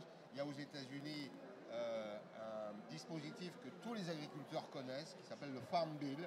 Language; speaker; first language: French; native; French